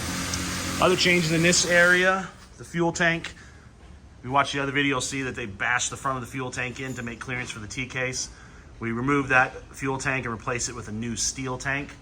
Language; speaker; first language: English; native; English